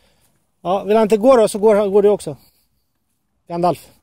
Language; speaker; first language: Swedish; native; Swedish